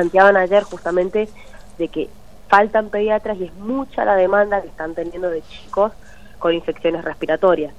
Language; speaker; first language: Spanish; native; Spanish